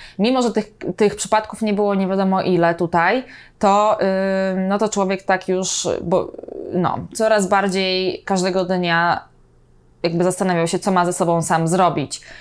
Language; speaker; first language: Polish; native; Polish